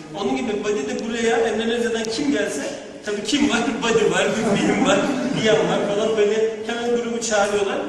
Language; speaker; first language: Turkish; native; Turkish